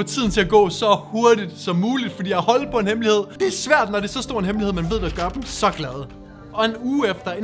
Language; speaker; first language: Danish; native; Danish